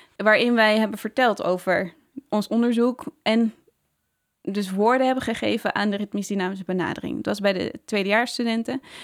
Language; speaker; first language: Dutch; native; Dutch